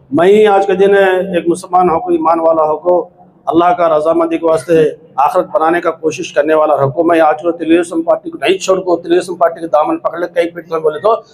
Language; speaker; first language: Urdu; native; Urdu